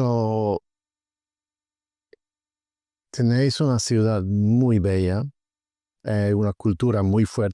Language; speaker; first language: Spanish; non-native, fluent; Swedish